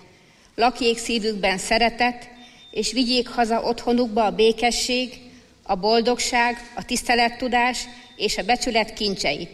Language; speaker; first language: Hungarian; native; Hungarian